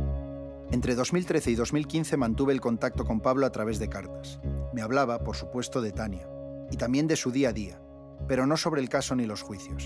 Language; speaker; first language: Spanish; native; Spanish